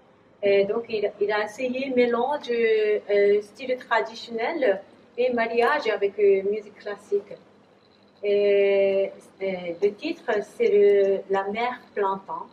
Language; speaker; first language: French; non-native, learner; Japanese